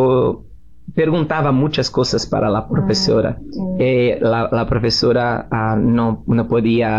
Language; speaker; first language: Spanish; non-native, learner; Portuguese